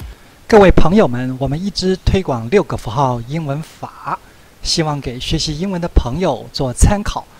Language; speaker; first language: Chinese; native; Chinese